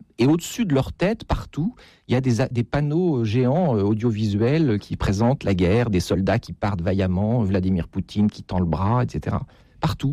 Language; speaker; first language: French; native; French